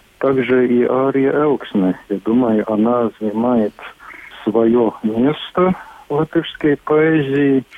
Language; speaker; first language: Russian; non-native, local second language; Latvian